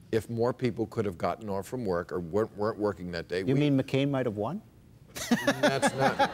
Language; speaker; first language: English; native; English